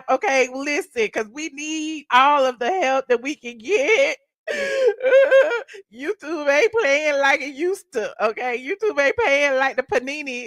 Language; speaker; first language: English; native; English